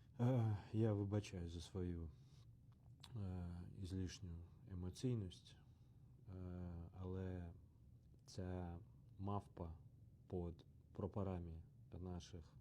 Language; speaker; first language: Ukrainian; non-native, learner; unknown